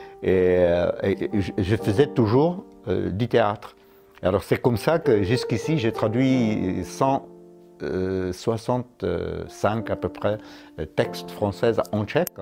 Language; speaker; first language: French; non-native, fluent; Czech